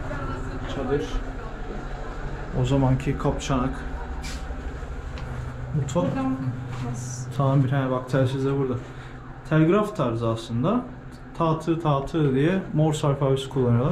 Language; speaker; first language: Turkish; native; Turkish